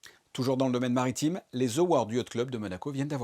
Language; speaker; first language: French; native; French